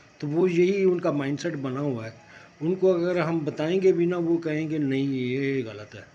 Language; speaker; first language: Urdu; non-native, local second language; Punjabi